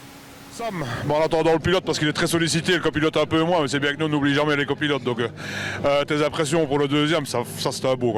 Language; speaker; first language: French; native; French